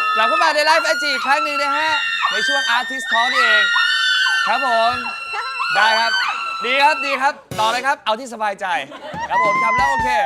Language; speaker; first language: Thai; native; Thai